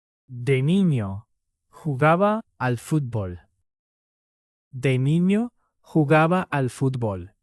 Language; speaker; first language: Spanish; non-native, fluent; English